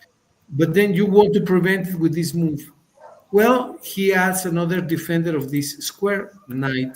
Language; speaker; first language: English; non-native, fluent; Spanish